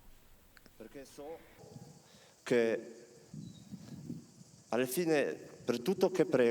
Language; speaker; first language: Italian; non-native, learner; Polish